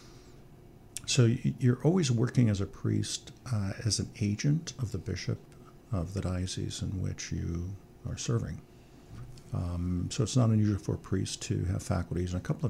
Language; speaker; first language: English; native; English